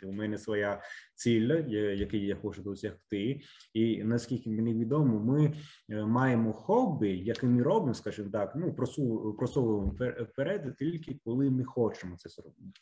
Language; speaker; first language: Ukrainian; non-native, fluent; Italian